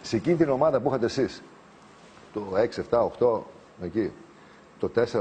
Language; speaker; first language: Greek; native; Greek